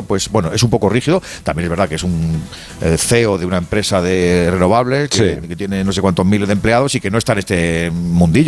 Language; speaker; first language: Spanish; native; Spanish